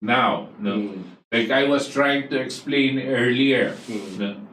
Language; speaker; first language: English; non-native, local second language; Filipino